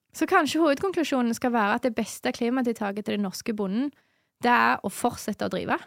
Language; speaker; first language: Norwegian; native; Norwegian